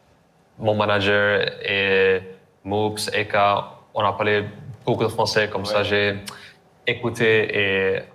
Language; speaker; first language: French; non-native, learner; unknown